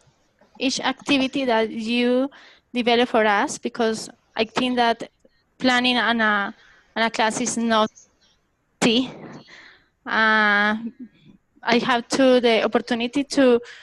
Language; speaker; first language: English; non-native, fluent; Spanish